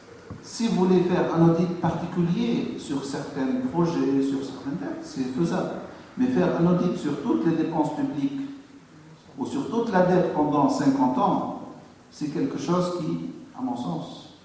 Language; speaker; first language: French; non-native, local second language; Arabic